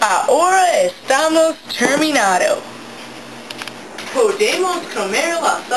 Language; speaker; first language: Spanish; non-native, learner; English